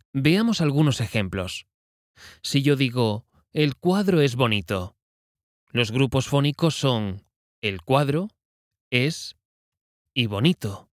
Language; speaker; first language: Spanish; native; Spanish